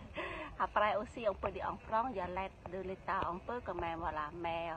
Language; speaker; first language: French; non-native, learner; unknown